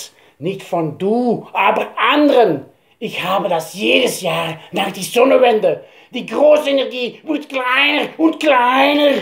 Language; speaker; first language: German; non-native, learner; Dutch